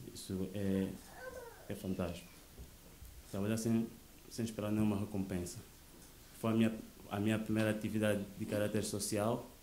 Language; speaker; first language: Portuguese; native; Portuguese